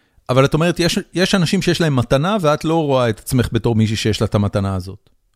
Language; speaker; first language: Hebrew; native; Hebrew